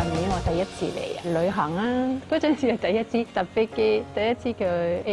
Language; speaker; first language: Cantonese; non-native, fluent; French